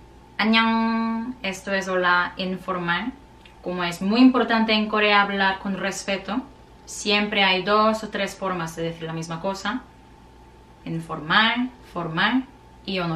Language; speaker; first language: Spanish; non-native, fluent; Korean